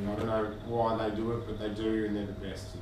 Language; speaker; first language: English; native; English